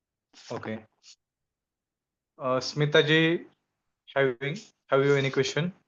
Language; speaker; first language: English; non-native, learner; Hindi